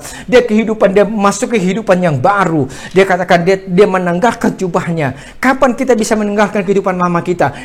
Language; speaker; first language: Indonesian; native; Indonesian